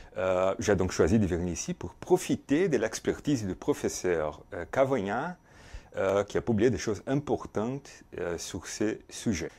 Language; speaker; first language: French; non-native, fluent; Portuguese